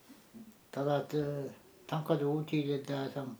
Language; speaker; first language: Russian; non-native, local second language; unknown